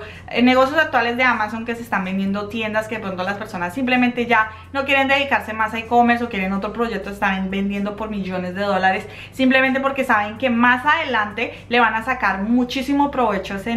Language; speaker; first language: Spanish; native; Spanish